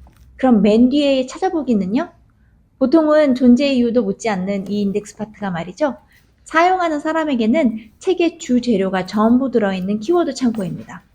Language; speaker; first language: Korean; native; Korean